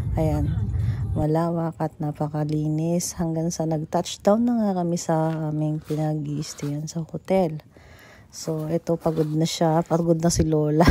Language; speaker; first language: Filipino; native; Filipino